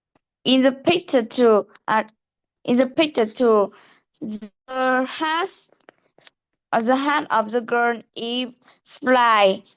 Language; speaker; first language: English; non-native, learner; Vietnamese